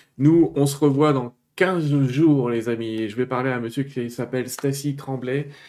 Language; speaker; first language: French; native; French